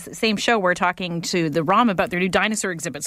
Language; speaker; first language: English; native; English